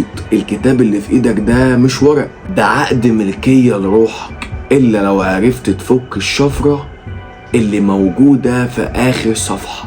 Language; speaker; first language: Arabic; native; Arabic